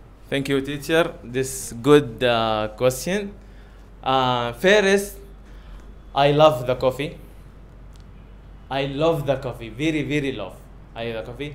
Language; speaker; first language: English; non-native, learner; Arabic